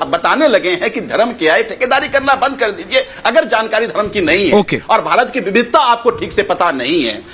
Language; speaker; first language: Hindi; native; Hindi